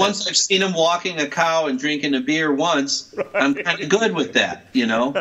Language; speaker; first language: English; native; English